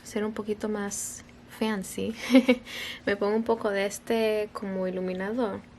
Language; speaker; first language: Spanish; early bilingual, other home language; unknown